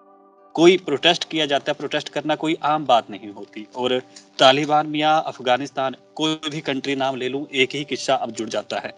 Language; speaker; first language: Hindi; native; Hindi